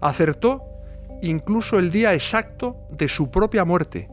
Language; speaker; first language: Spanish; native; Spanish